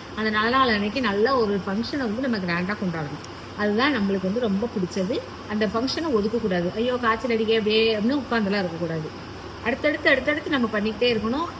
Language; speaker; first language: Tamil; native; Tamil